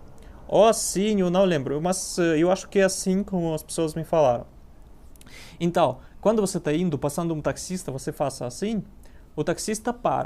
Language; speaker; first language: Portuguese; non-native, learner; Russian